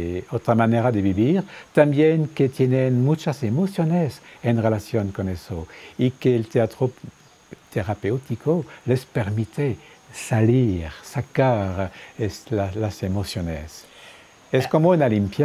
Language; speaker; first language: Spanish; non-native, fluent; French